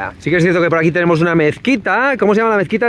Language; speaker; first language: Spanish; native; Spanish